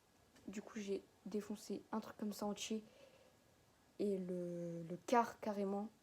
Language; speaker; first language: French; native; French